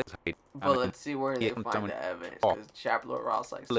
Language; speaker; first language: English; native; English